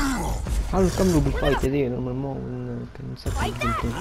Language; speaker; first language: Arabic; native; Arabic